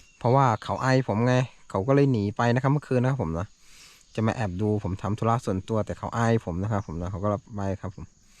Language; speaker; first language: Thai; non-native, local second language; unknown